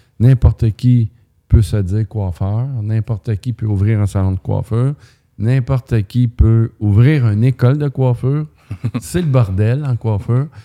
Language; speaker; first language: French; native; French